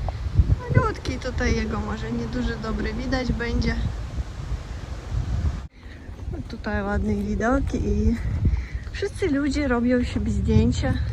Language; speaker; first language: Polish; non-native, learner; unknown